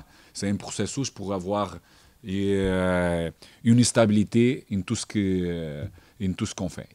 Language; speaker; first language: French; non-native, fluent; Portuguese